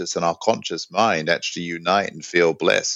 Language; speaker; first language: English; native; English